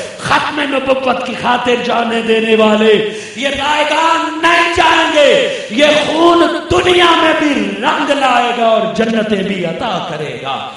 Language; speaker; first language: Urdu; non-native, local second language; Punjabi